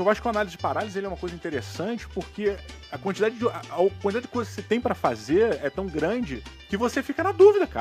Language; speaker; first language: Portuguese; native; Portuguese